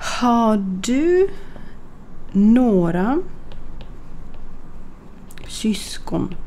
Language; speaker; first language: Swedish; non-native, fluent; Ukrainian